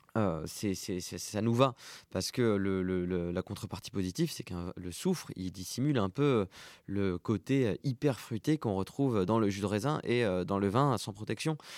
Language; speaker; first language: French; native; French